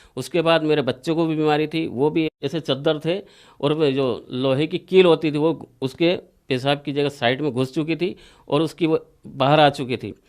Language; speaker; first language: Hindi; native; Hindi